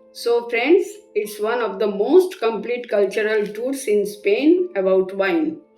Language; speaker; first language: English; non-native, local second language; Bangla